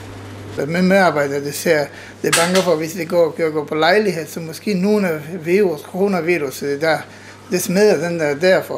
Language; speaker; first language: Danish; non-native, learner; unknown